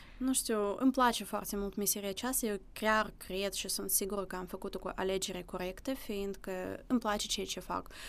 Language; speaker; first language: Romanian; early bilingual, other home language; Russian